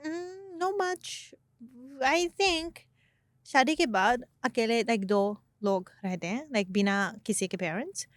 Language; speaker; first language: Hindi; non-native, fluent; Japanese